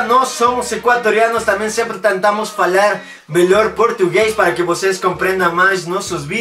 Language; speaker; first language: Portuguese; non-native, learner; Spanish